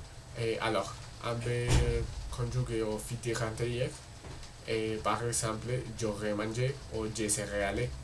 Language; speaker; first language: French; non-native, learner; Spanish